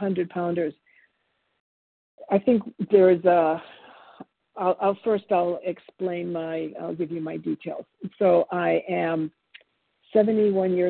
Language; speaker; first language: English; early bilingual, other home language; Italian